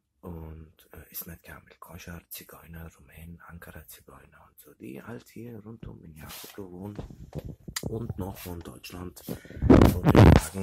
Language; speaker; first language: German; early bilingual, other home language; Turkish